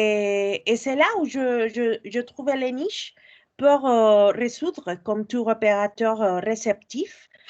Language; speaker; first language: French; non-native, fluent; Spanish